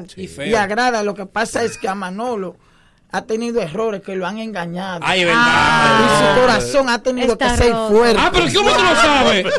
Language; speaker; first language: Spanish; native; Spanish